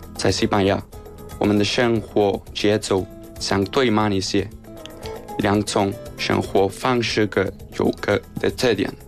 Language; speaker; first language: Chinese; non-native, fluent; Spanish